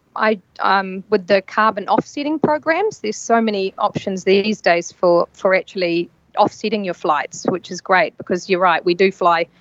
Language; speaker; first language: English; native; English